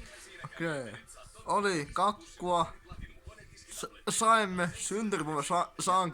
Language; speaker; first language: Finnish; non-native, learner; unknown